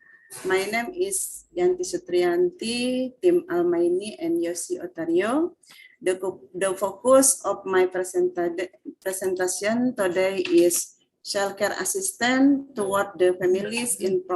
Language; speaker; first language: English; non-native, fluent; Indonesian